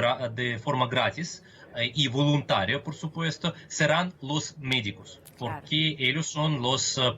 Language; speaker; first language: Spanish; non-native, fluent; Russian